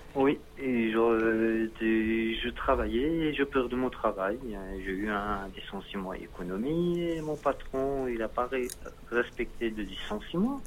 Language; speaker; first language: French; non-native, learner; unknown